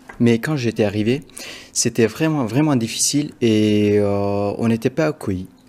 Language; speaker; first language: French; non-native, fluent; Arabic